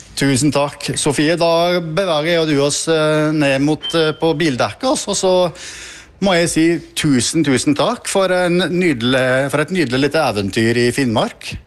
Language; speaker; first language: Norwegian; native; Norwegian